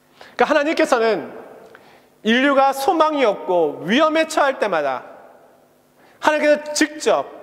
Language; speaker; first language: Korean; native; Korean